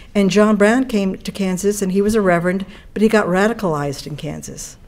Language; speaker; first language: English; native; English